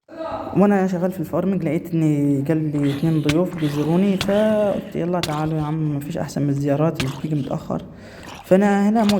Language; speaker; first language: Arabic; native; Arabic